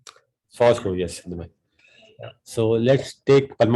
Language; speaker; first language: English; non-native, local second language; Hindi